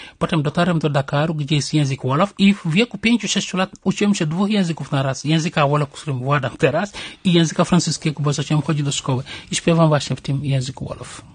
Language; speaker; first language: Polish; non-native, fluent; Serer